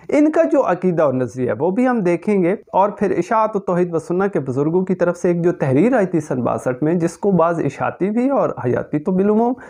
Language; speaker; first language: Urdu; native; Urdu